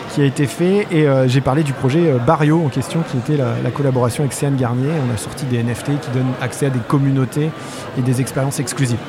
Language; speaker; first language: French; non-native, fluent; English